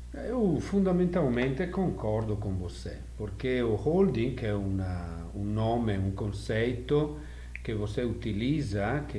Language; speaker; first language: Portuguese; non-native, fluent; Italian